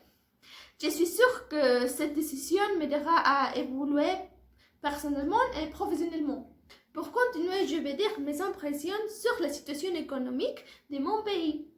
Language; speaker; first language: French; non-native, learner; Spanish